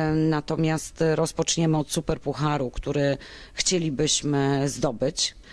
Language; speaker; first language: Polish; native; Polish